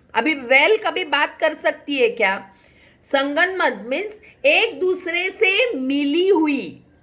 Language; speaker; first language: Hindi; non-native, local second language; Marathi